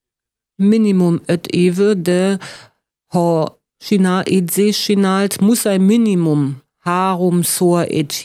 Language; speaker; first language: Hungarian; non-native, learner; German